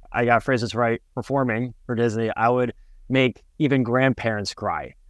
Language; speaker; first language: English; native; English